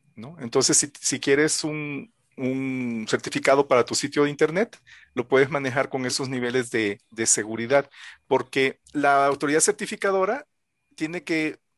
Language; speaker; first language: Spanish; native; Spanish